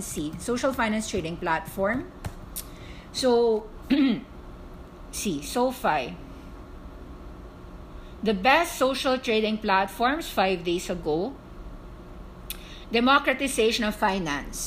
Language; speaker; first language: English; non-native, local second language; Filipino